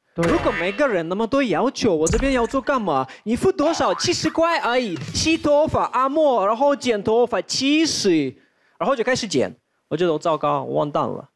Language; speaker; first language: Chinese; non-native, fluent; Ukrainian